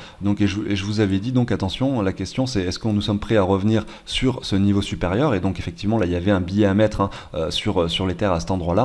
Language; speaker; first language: French; native; French